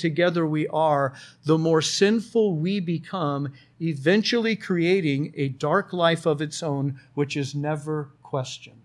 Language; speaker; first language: English; native; English